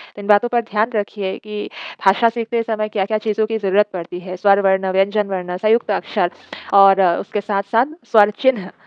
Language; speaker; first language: Hindi; non-native, local second language; Assamese